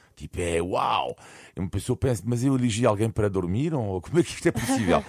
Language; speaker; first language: Portuguese; non-native, fluent; French